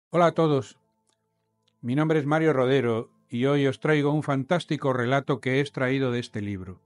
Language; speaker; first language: Spanish; native; Spanish